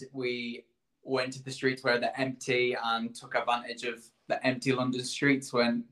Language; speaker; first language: English; native; English